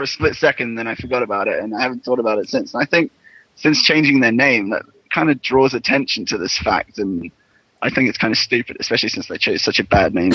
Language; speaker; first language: English; native; English